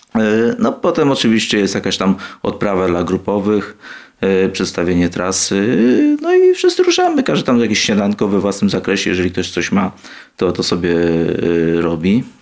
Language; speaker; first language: Polish; native; Polish